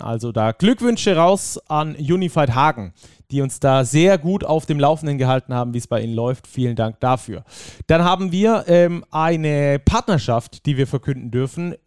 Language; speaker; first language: German; native; German